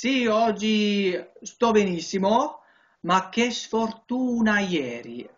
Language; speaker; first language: Italian; non-native, learner; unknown